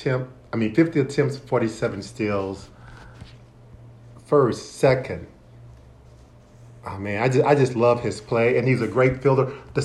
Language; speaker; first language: English; native; English